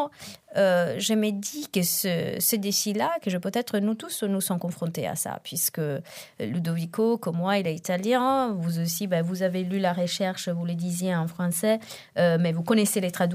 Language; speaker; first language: French; non-native, fluent; Italian